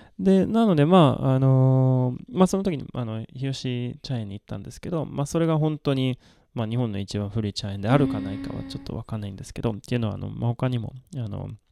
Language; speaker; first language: Japanese; non-native, fluent; Swedish